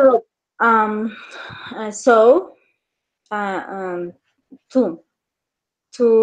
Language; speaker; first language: English; non-native, learner; Spanish